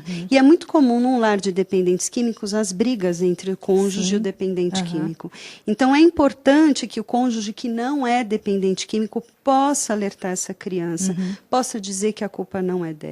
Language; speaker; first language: Portuguese; native; Portuguese